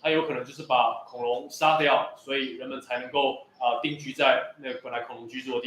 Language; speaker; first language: Chinese; native; Chinese